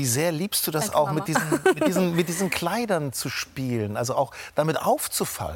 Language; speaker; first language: German; native; German